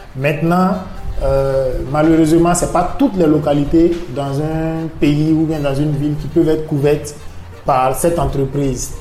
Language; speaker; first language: French; non-native, local second language; Mossi